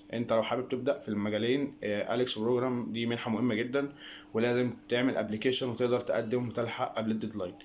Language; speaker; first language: Arabic; native; Arabic